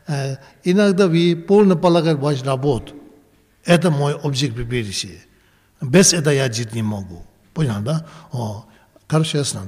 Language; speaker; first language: Russian; non-native, learner; Tibetan